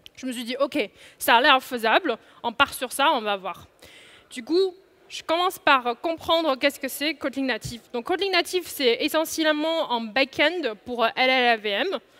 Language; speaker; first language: French; non-native, fluent; Chinese